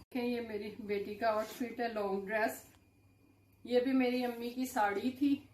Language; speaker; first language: Urdu; native; Urdu